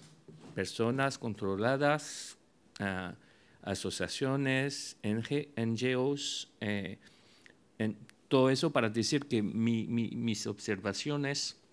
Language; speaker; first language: Spanish; non-native, fluent; French